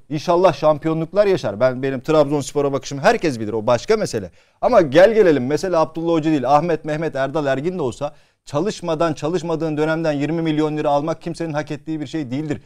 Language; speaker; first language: Turkish; native; Turkish